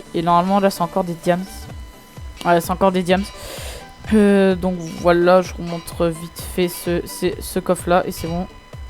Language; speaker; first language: French; native; French